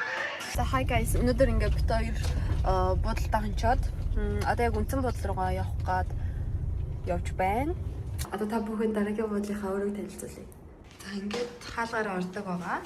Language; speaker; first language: Mongolian; native; Mongolian